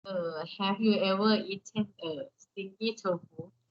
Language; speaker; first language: English; non-native, learner; Thai